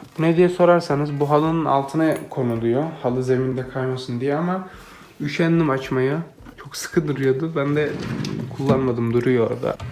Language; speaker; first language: Turkish; native; Turkish